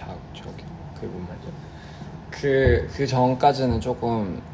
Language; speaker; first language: Korean; early bilingual, heritage; Korean